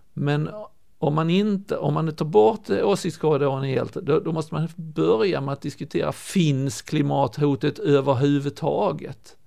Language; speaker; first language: Swedish; native; Swedish